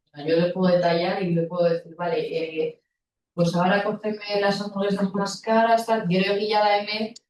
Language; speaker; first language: Spanish; non-native, local second language; Basque